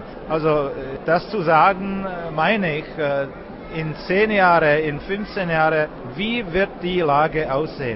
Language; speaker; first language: German; non-native, fluent; Czech